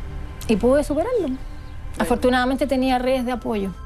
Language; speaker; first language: Spanish; native; Spanish